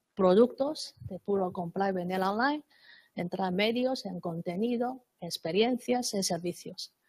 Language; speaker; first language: Spanish; non-native, fluent; Chinese